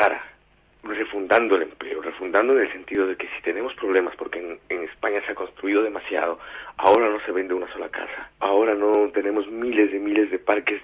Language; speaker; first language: Spanish; native; Spanish